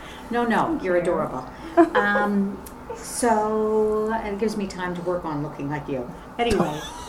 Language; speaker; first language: English; native; English